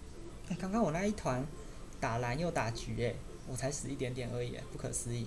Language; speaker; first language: Chinese; native; Chinese